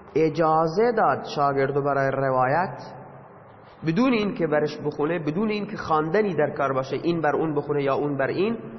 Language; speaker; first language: Persian; non-native, local second language; Baluchi